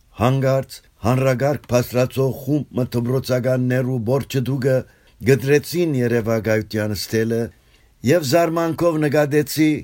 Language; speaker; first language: Armenian; early bilingual, heritage; Armenian